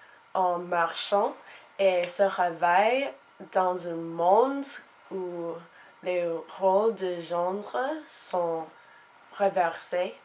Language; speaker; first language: French; non-native, learner; English